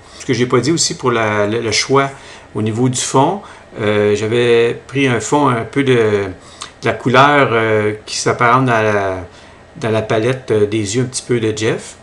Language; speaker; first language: French; native; French